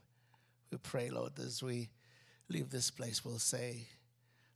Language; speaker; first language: English; non-native, local second language; Ganda